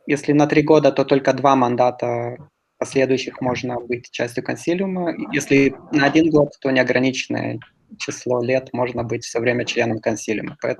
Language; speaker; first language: Russian; non-native, local second language; Romanian